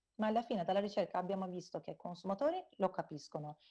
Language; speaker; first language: Italian; non-native, fluent; Turkish